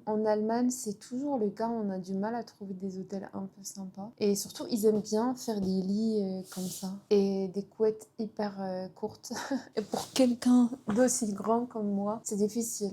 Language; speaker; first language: French; non-native, fluent; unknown